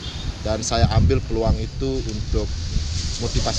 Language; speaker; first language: Indonesian; non-native, local second language; Balinese